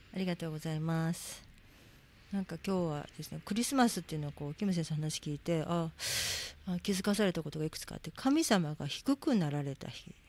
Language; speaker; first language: Japanese; native; Japanese